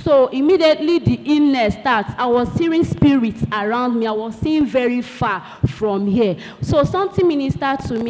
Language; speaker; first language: English; non-native, local second language; Igbo